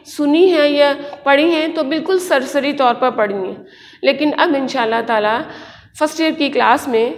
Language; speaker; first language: Urdu; native; Urdu